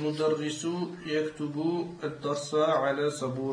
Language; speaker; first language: Arabic; non-native, learner; French